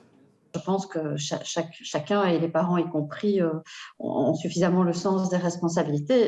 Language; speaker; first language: French; native; French